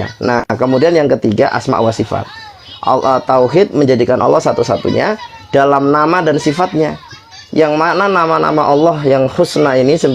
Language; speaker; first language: Indonesian; native; Indonesian